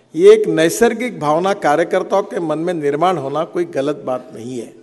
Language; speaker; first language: Hindi; non-native, local second language; Marathi